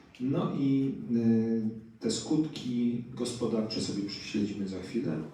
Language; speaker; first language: Polish; native; Polish